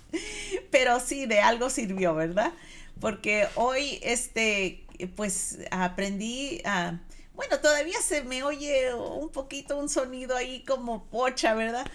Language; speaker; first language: Spanish; native; Spanish